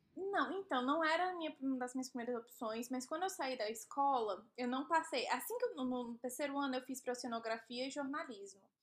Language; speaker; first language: Portuguese; native; Portuguese